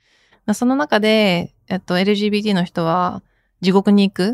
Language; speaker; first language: Japanese; early bilingual, heritage; Japanese